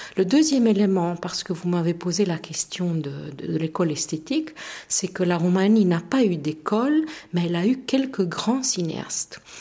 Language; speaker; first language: French; non-native, fluent; Romanian